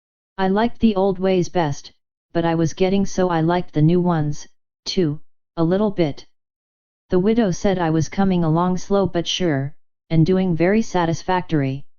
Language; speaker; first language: English; native; English